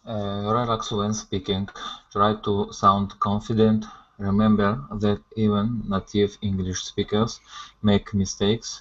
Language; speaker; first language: English; non-native, learner; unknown